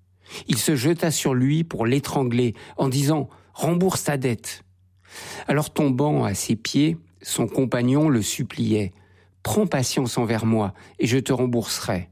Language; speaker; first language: French; native; French